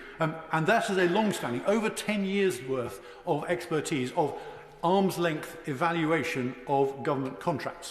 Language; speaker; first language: English; native; English